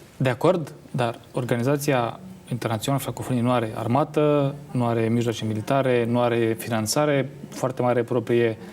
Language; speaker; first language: Romanian; native; Romanian